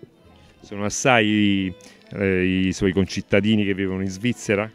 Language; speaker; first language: Italian; native; Italian